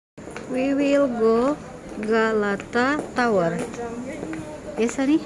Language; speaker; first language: English; non-native, learner; Indonesian